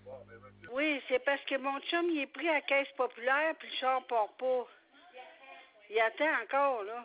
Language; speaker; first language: French; native; French